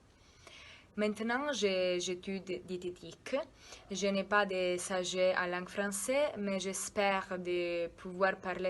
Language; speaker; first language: French; non-native, learner; Italian